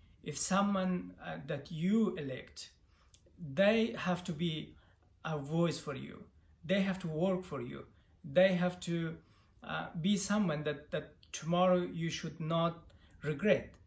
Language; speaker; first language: English; non-native, fluent; Persian